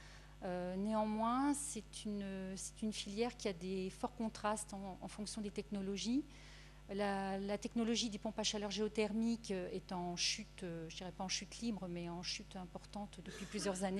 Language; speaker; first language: French; native; French